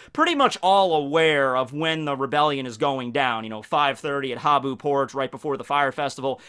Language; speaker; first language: English; native; English